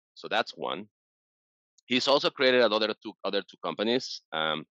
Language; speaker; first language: English; non-native, fluent; Spanish